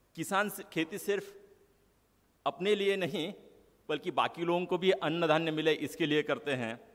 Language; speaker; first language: Hindi; non-native, local second language; Marathi